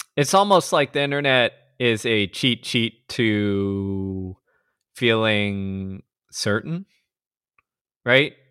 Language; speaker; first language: English; native; English